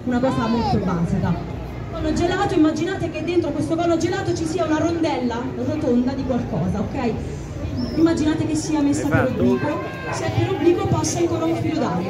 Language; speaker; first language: Italian; native; Italian